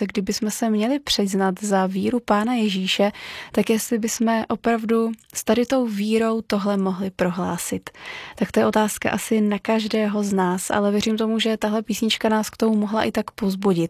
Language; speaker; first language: Czech; native; Czech